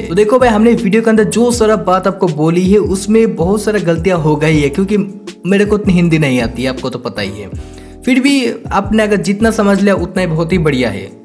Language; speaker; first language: Hindi; non-native, local second language; Bangla